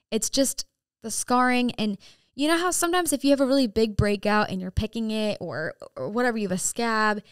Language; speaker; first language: English; native; English